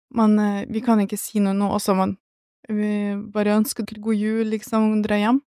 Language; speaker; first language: Norwegian; early bilingual, other home language; Russian